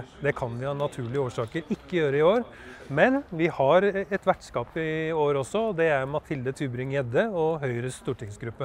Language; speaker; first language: Norwegian; native; Norwegian